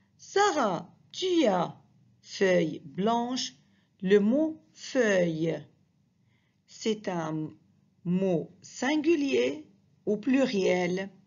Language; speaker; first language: French; non-native, fluent; Arabic